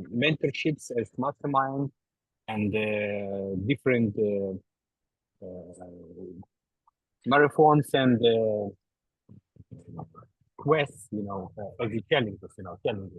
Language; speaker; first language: English; non-native, learner; Ukrainian